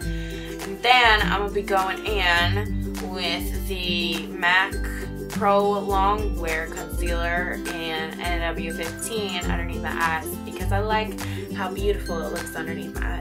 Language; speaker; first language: English; native; English